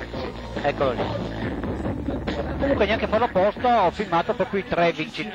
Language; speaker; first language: Italian; native; Italian